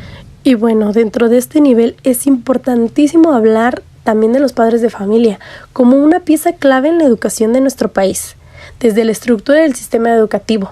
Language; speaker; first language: Spanish; native; Spanish